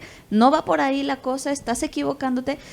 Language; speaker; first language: Spanish; native; Spanish